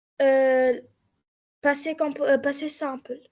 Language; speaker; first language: French; non-native, learner; Arabic